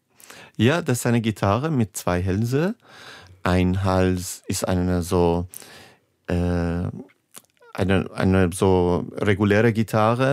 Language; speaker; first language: German; non-native, fluent; Persian